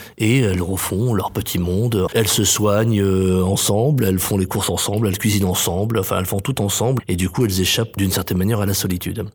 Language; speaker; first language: French; native; French